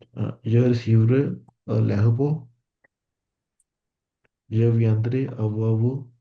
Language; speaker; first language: French; non-native, learner; Punjabi